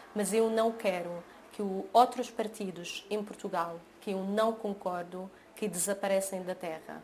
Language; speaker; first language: Portuguese; non-native, fluent; Arabic